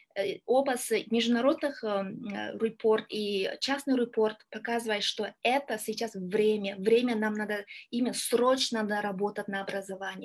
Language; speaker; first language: Russian; non-native, learner; Kyrgyz